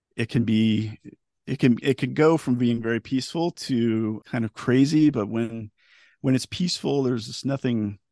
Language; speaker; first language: English; native; English